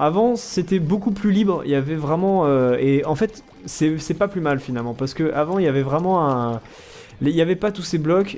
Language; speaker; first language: French; native; French